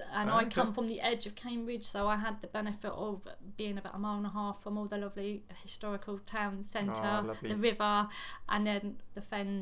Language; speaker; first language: English; native; English